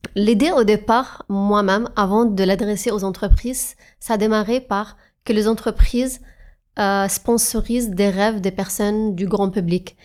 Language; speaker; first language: French; non-native, fluent; Arabic